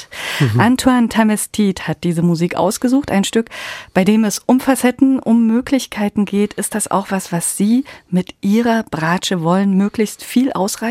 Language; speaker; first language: German; native; German